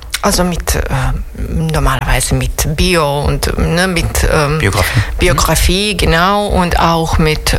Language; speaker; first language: German; non-native, fluent; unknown